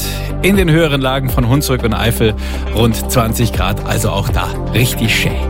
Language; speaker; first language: German; native; German